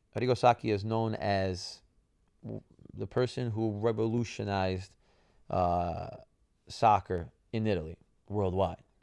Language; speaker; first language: English; early bilingual, other home language; Italian